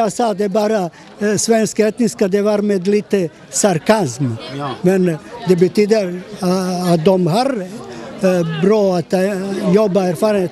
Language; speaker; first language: Swedish; non-native, fluent; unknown